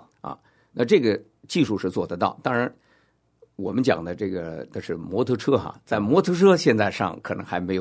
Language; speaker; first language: Chinese; native; Chinese